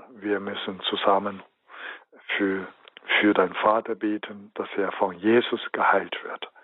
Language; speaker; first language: German; non-native, fluent; Chinese